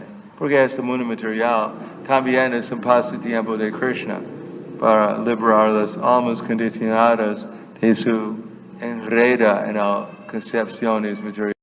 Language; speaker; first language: Spanish; non-native, fluent; English